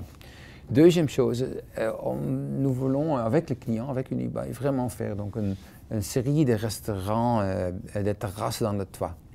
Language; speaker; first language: French; non-native, fluent; Dutch